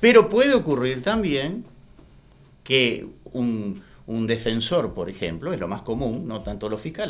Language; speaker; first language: Spanish; native; Spanish